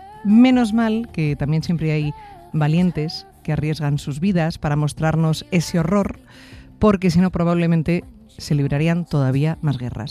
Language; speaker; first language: Spanish; native; Spanish